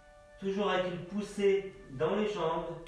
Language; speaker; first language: French; native; French